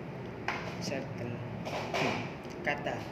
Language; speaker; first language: Indonesian; non-native, learner; Malay